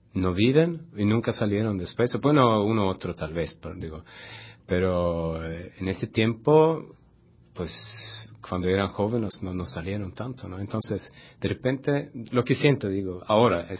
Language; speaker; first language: Spanish; non-native, fluent; Swedish